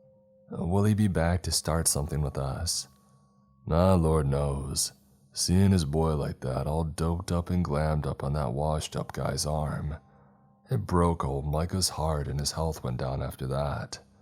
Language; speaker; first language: English; native; English